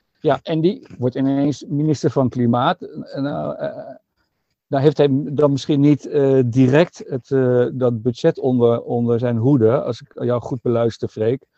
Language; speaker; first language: Dutch; native; Dutch